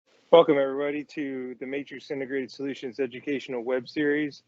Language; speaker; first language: English; native; English